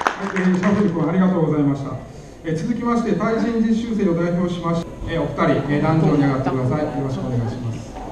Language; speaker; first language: Japanese; native; Japanese